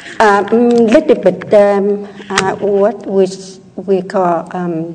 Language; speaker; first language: English; non-native, learner; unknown